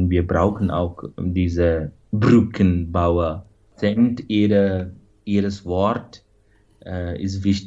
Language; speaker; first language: German; non-native, fluent; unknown